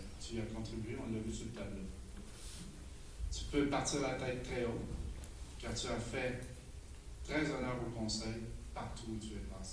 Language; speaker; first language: French; native; French